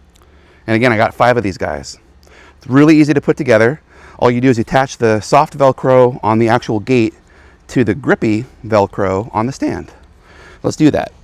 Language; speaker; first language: English; native; English